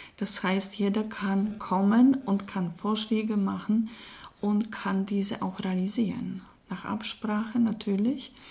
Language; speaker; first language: German; non-native, fluent; Polish